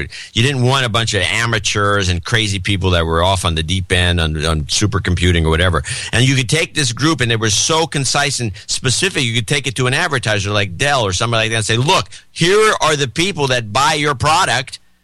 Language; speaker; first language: English; native; English